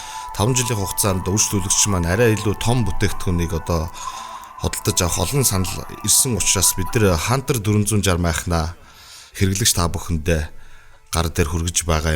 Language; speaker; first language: Mongolian; native; Mongolian